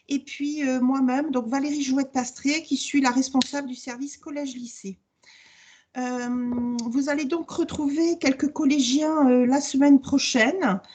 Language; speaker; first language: French; native; French